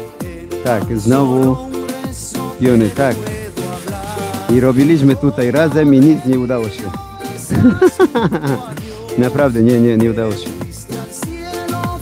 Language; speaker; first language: Polish; non-native, learner; Spanish